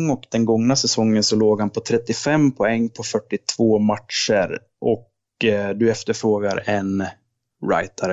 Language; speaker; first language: Swedish; native; Swedish